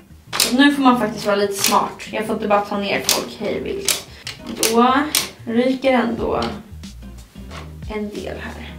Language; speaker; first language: Swedish; native; Swedish